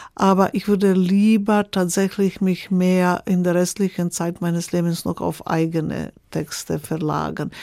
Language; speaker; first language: German; non-native, fluent; Croatian